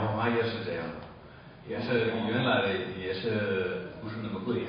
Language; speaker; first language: Chinese; non-native, learner; German